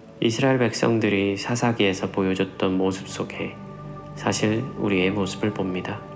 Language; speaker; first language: Korean; native; Korean